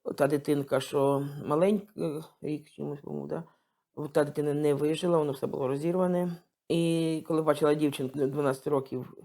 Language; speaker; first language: Ukrainian; native; Ukrainian